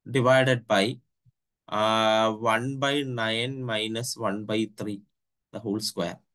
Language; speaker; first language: English; non-native, local second language; Malayalam